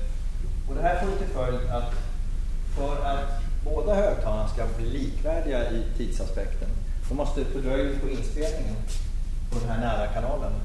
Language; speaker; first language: Swedish; native; Swedish